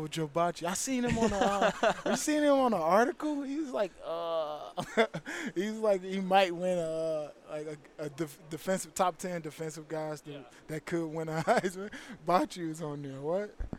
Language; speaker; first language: English; native; English